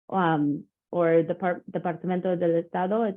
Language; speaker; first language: Spanish; non-native, learner; English